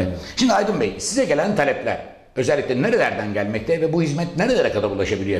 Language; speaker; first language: Turkish; native; Turkish